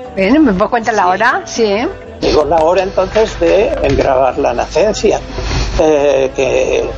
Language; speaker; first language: Spanish; native; Spanish